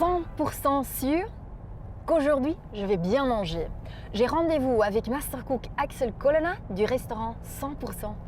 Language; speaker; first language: French; non-native, local second language; Dutch